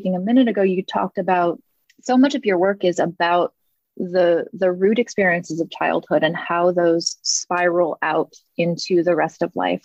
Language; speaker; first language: English; native; English